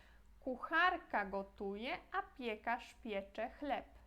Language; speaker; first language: Polish; non-native, fluent; Portuguese